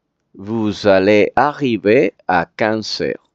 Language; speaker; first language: French; non-native, fluent; Spanish